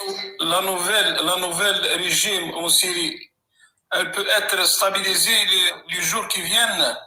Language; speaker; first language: French; non-native, learner; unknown